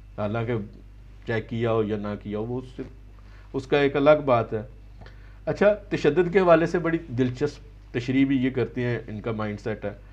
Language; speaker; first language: Urdu; native; Urdu